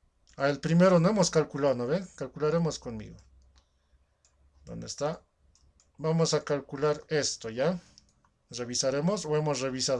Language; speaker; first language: Spanish; native; Spanish